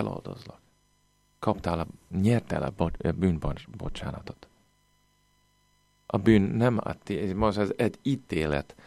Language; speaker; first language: Hungarian; non-native, fluent; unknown